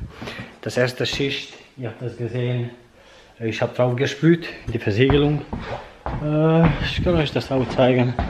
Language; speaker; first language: German; non-native, fluent; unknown